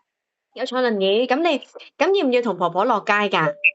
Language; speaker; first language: Chinese; native; Chinese